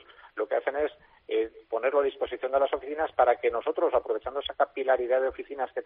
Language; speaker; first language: Spanish; native; Spanish